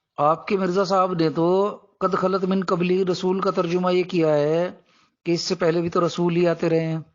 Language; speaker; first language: Urdu; native; Urdu